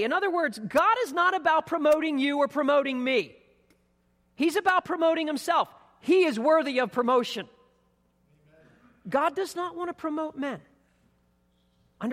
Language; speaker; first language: English; native; English